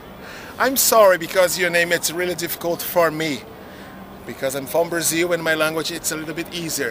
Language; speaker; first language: English; non-native, learner; Portuguese